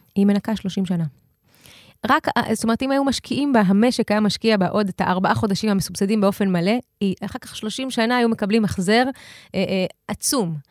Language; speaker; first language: Hebrew; early bilingual, other home language; Russian